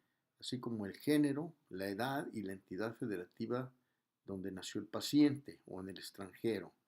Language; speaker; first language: Spanish; native; Spanish